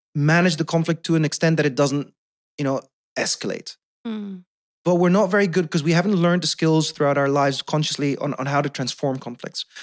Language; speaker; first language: English; non-native, fluent; Dutch